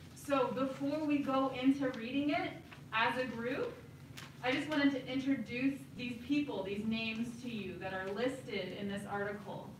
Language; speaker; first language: English; native; English